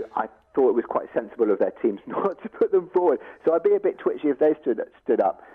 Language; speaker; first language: English; native; English